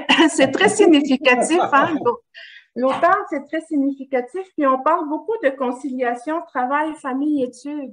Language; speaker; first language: French; non-native, local second language; Innu-aimun